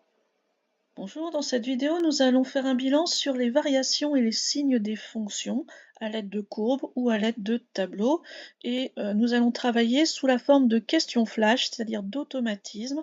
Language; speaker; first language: French; native; French